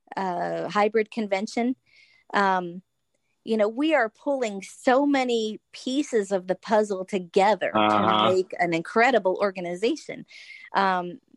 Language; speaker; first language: English; native; English